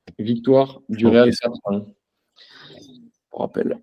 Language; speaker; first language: French; native; French